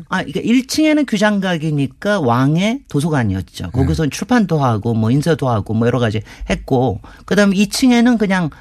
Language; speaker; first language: Korean; native; Korean